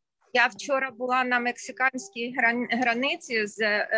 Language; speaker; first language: Ukrainian; non-native, local second language; Russian